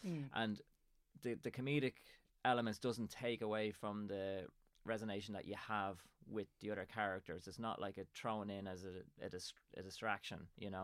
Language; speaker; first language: English; native; English